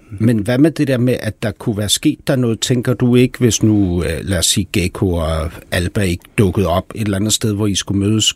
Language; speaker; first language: Danish; early bilingual, heritage; Danish